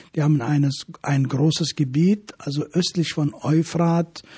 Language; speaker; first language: German; non-native, fluent; Arabic